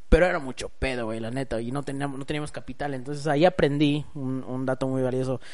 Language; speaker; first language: Spanish; early bilingual, heritage; Spanish